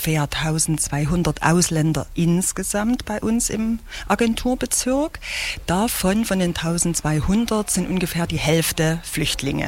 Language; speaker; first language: German; native; German